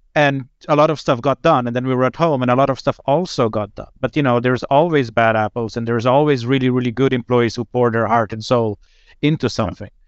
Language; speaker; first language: English; non-native, fluent; Slovenian